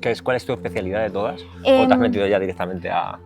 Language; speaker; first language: Spanish; native; Spanish